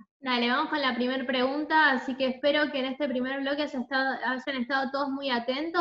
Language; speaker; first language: Spanish; native; Spanish